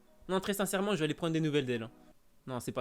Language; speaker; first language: French; native; French